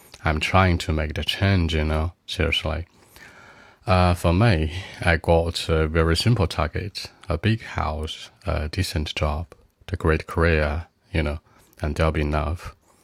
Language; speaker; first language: English; non-native, fluent; Chinese